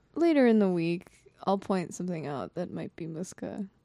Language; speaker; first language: English; non-native, fluent; Japanese